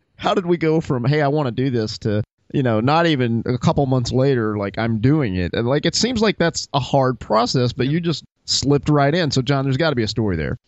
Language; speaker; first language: English; native; English